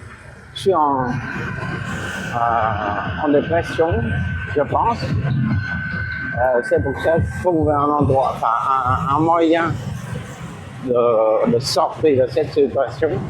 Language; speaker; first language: French; non-native, fluent; Vietnamese